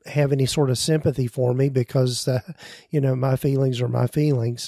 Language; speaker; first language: English; native; English